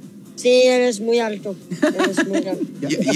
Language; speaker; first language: Spanish; non-native, learner; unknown